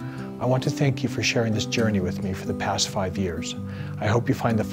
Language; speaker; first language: English; native; English